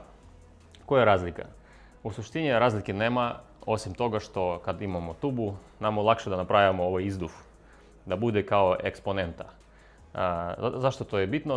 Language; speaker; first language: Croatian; non-native, fluent; Russian